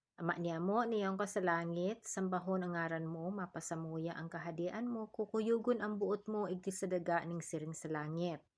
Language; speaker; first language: Filipino; non-native, local second language; Bikol